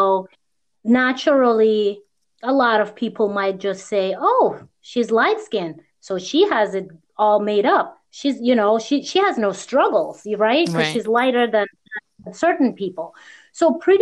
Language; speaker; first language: English; native; English